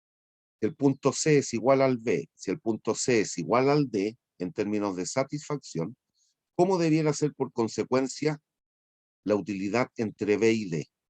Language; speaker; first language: Spanish; native; Spanish